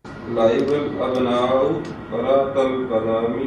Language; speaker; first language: Arabic; non-native, learner; Urdu